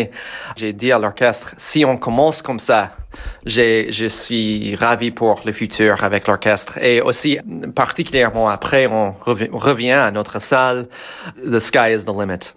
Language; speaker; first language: French; non-native, fluent; English